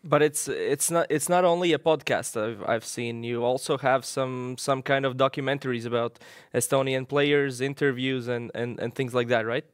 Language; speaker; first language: English; non-native, fluent; Latvian